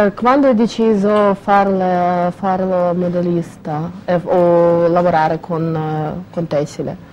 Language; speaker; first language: Italian; non-native, learner; Russian